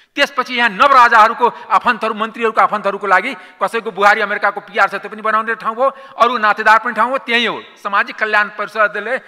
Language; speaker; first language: Nepali; non-native, local second language; Maithili